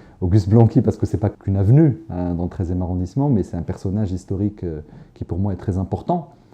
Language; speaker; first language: French; non-native, local second language; Arabic